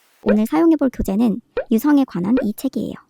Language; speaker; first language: Korean; native; Korean